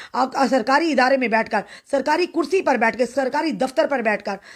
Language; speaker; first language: Hindi; native; Hindi